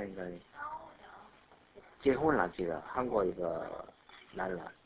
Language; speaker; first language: Chinese; non-native, learner; Korean